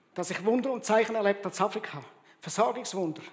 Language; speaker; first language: German; early bilingual, heritage; German